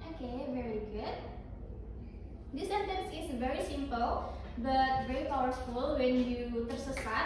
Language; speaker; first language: English; non-native, fluent; Indonesian